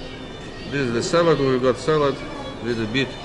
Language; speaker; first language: English; non-native, learner; Russian